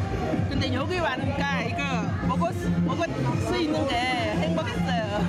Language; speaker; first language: Korean; non-native, learner; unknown